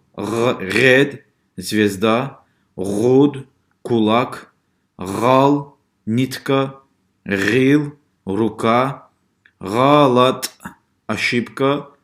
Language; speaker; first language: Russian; non-native, local second language; Lezghian